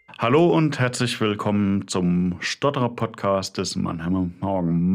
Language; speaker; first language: German; native; German